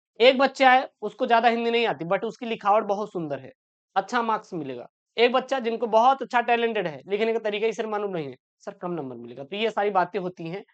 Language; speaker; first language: Hindi; native; Hindi